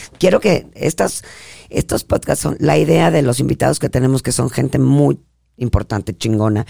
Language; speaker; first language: Spanish; native; Spanish